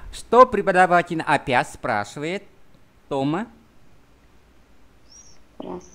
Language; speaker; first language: Russian; non-native, fluent; Vietnamese